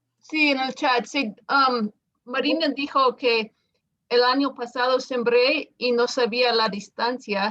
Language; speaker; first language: Spanish; non-native, fluent; English